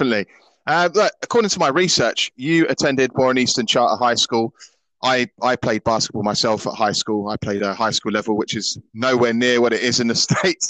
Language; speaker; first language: English; native; English